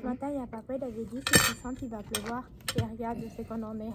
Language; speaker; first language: French; early bilingual, heritage; French